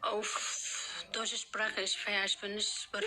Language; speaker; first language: German; non-native, learner; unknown